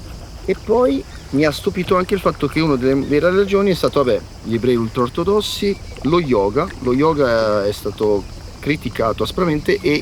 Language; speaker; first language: Italian; native; Italian